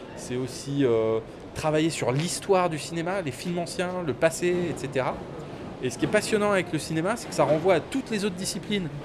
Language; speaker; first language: French; native; French